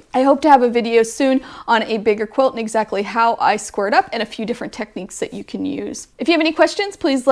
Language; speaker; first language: English; native; English